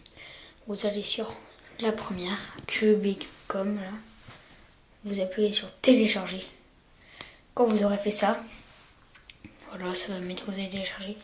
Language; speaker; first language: French; native; French